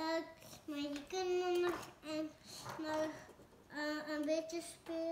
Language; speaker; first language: Dutch; early bilingual, other home language; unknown